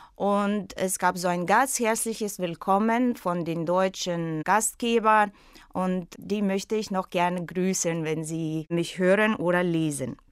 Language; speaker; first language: German; non-native, fluent; Russian